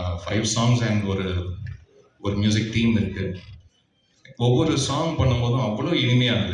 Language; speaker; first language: Tamil; native; Tamil